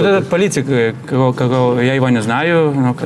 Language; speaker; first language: Russian; non-native, fluent; Lithuanian